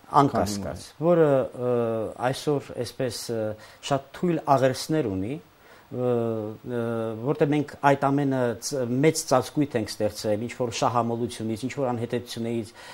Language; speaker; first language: Armenian; native; Armenian